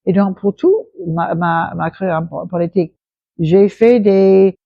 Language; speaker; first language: French; non-native, fluent; English